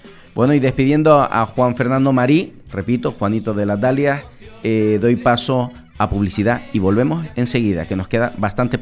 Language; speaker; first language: Spanish; native; Spanish